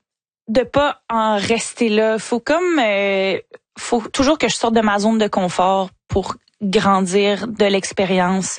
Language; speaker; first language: French; native; French